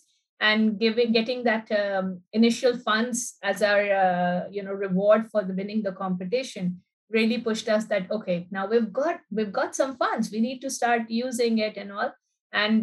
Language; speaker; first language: English; non-native, local second language; Urdu